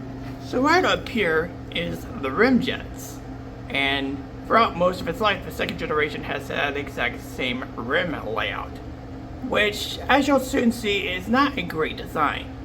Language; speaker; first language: English; native; English